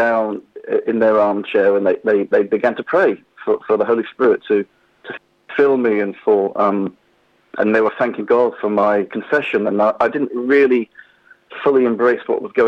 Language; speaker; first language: English; native; English